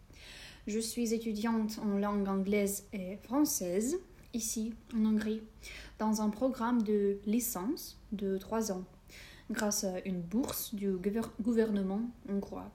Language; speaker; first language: French; non-native, fluent; Russian